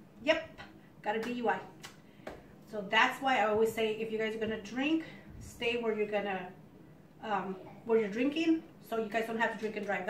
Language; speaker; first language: English; early bilingual, other home language; Spanish